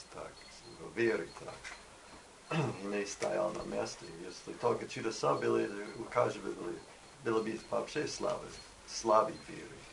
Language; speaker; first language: Russian; non-native, learner; English